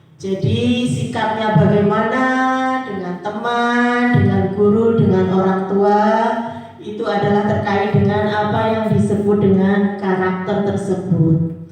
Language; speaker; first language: Indonesian; non-native, local second language; Javanese